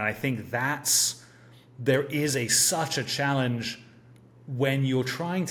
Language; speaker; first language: English; native; English